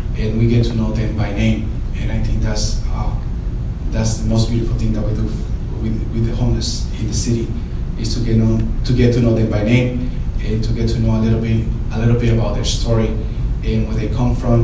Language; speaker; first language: English; non-native, fluent; Spanish